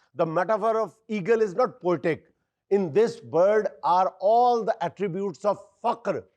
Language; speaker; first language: English; non-native, local second language; Urdu